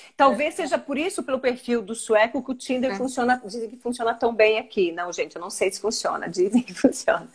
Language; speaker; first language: Portuguese; native; Portuguese